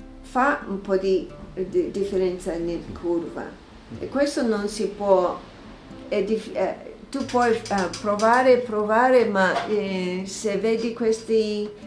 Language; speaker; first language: Italian; non-native, fluent; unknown